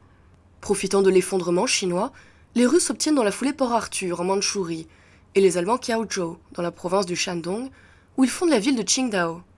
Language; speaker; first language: French; native; French